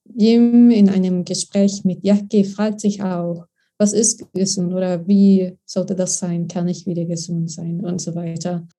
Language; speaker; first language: German; non-native, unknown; Swedish